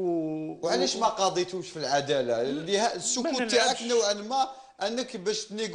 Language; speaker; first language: Arabic; native; Arabic